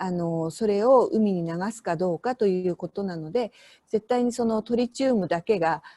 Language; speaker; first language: Japanese; native; Japanese